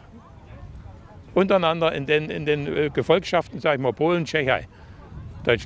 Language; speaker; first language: German; native; German